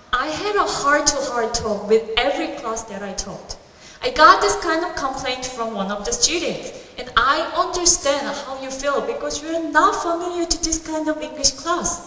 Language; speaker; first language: English; non-native, fluent; Korean